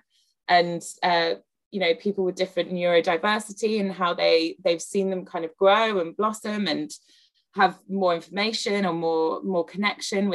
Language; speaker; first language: English; native; English